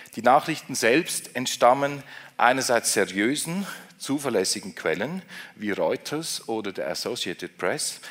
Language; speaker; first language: German; native; German